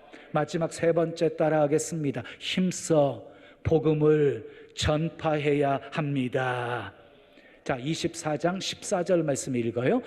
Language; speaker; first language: Korean; native; Korean